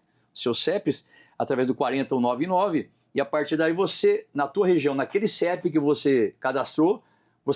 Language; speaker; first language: Portuguese; native; Portuguese